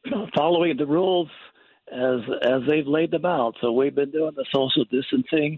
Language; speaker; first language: English; native; English